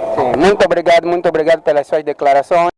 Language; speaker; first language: Portuguese; native; Portuguese